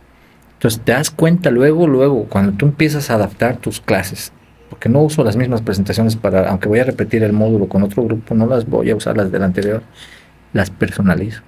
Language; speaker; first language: Spanish; native; Spanish